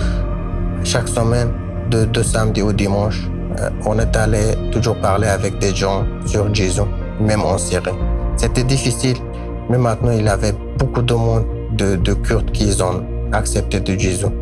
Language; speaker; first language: French; non-native, learner; Kurdish